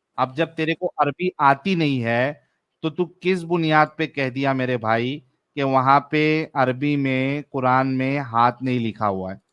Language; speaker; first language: Urdu; native; Urdu